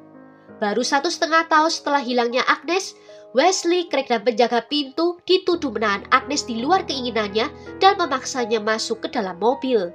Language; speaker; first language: Indonesian; native; Indonesian